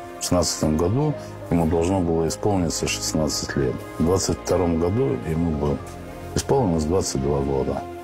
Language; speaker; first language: Russian; native; Russian